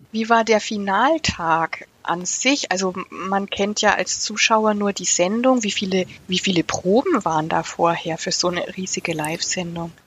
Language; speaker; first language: German; native; German